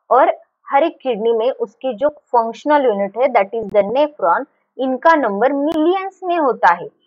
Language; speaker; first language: Hindi; non-native, local second language; Marathi